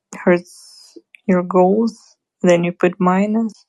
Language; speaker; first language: English; non-native, fluent; Russian